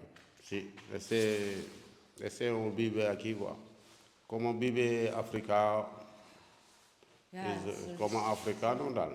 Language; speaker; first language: Spanish; non-native, learner; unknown